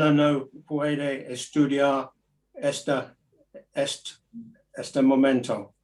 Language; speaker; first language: Spanish; non-native, learner; English